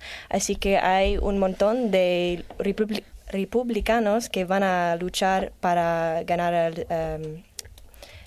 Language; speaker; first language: Spanish; non-native, learner; English